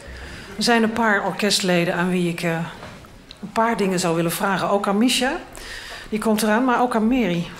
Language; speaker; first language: Dutch; native; Dutch